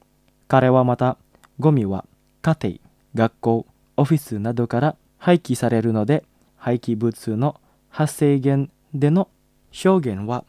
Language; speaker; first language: Japanese; non-native, fluent; Indonesian